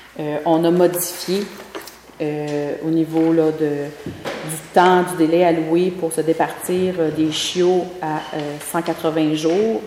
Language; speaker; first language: French; native; French